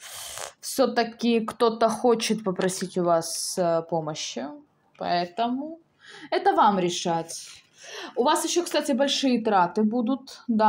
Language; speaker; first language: Russian; native; Russian